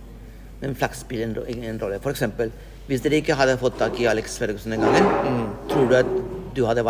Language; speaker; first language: Norwegian; non-native, fluent; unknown